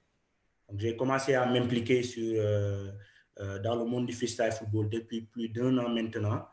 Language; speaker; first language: French; non-native, local second language; Wolof